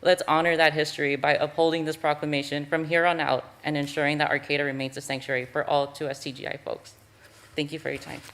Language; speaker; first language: English; native; English